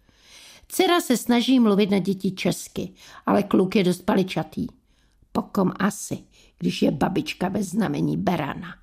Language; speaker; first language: Czech; native; Czech